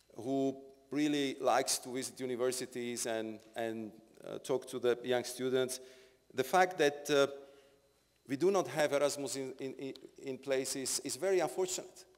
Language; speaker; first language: English; non-native, fluent; Slovak